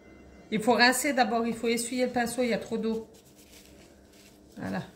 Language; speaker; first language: French; native; French